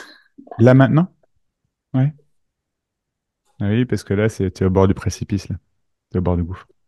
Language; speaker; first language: French; native; French